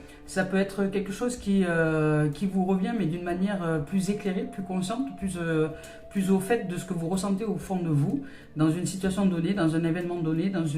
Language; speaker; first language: French; native; French